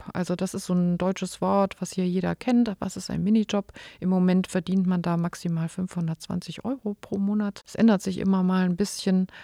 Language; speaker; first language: German; native; German